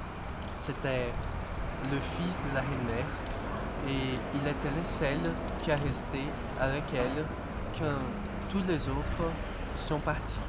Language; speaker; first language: French; non-native, fluent; Portuguese